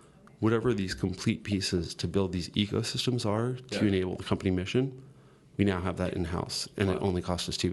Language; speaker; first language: English; native; English